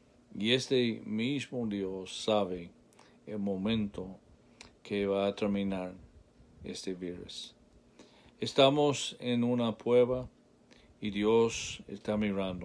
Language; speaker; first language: Spanish; non-native, learner; English